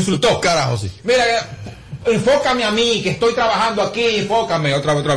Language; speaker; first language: Spanish; native; Spanish